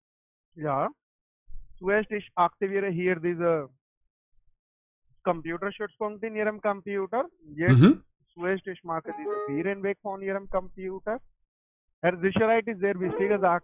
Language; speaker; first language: German; non-native, learner; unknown